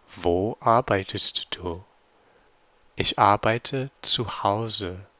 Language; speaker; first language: German; non-native, fluent; English